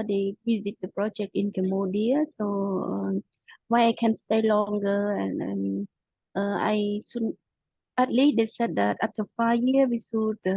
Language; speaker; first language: English; non-native, local second language; Khmer